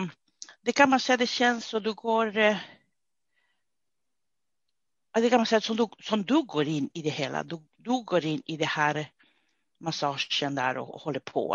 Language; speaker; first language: Swedish; non-native, fluent; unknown